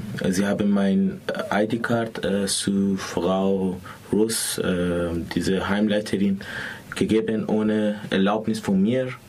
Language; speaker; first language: German; non-native, learner; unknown